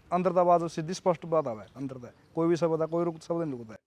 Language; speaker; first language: Punjabi; non-native, local second language; Haryanvi